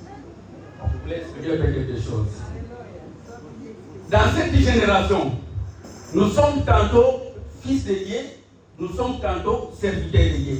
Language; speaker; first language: French; non-native, local second language; Lingala